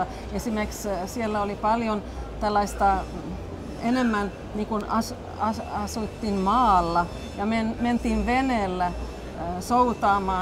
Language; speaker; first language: Finnish; non-native, local second language; Swedish